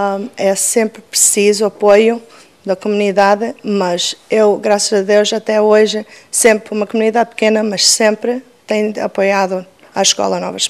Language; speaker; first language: Portuguese; early bilingual, heritage; Portuguese